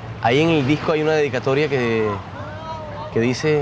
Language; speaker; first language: Spanish; native; Spanish